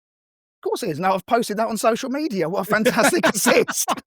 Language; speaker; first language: English; native; English